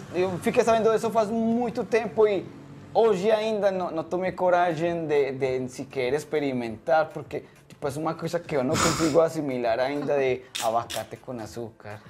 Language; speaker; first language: Portuguese; non-native, learner; Spanish